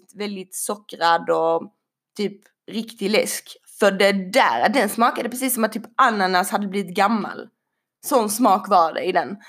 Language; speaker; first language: Swedish; native; Swedish